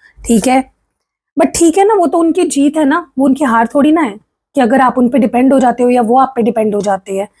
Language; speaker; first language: Hindi; non-native, local second language; Marathi